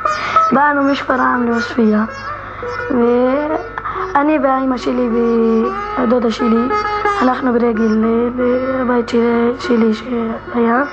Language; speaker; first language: Hebrew; non-native, local second language; Arabic